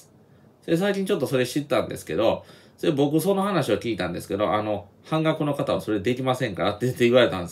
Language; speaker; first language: Japanese; native; Japanese